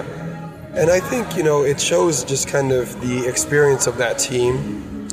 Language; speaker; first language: English; native; English